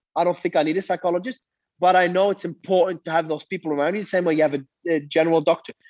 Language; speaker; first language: English; early bilingual, other home language; Arabic